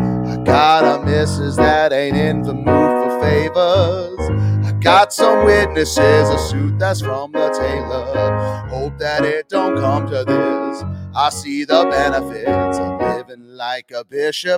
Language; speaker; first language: English; native; English